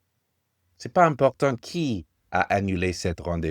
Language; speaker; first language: French; non-native, learner; English